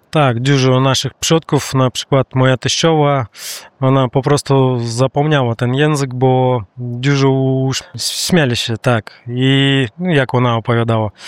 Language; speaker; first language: Polish; non-native, learner; Russian